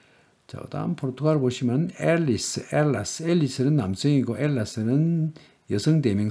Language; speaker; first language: Korean; native; Korean